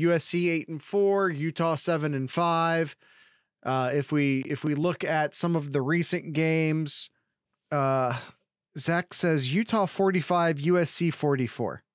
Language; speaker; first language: English; native; English